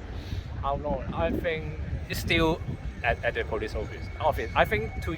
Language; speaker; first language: English; non-native, learner; Cantonese